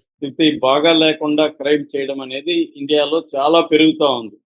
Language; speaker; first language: Telugu; native; Telugu